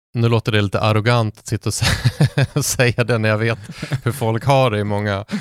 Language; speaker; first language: Swedish; native; Swedish